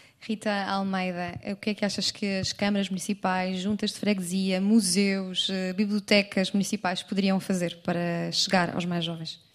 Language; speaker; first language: Portuguese; native; Portuguese